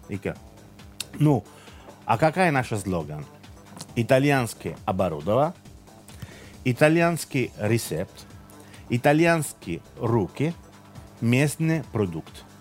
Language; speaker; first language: Russian; non-native, learner; Italian